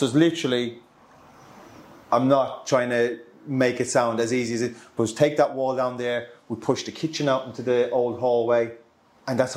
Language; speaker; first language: English; native; English